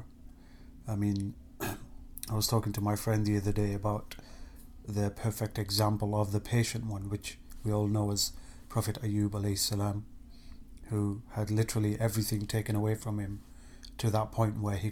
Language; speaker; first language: English; native; English